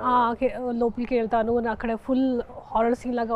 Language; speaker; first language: Telugu; non-native, fluent; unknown